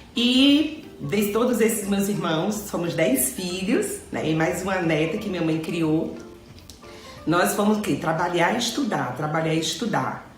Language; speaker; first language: Portuguese; native; Portuguese